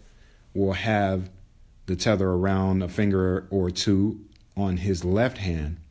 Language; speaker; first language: English; native; English